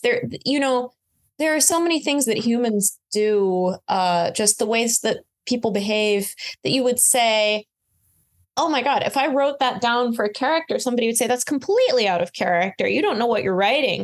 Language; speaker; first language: English; native; English